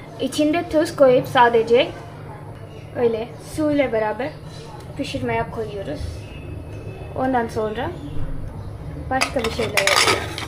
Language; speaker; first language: Turkish; non-native, learner; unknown